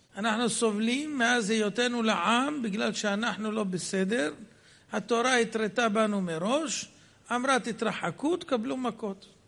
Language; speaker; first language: Hebrew; native; Hebrew